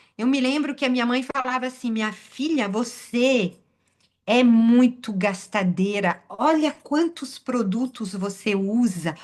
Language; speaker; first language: Portuguese; non-native, fluent; French